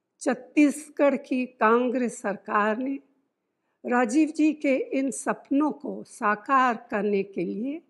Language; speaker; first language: Hindi; non-native, fluent; Italian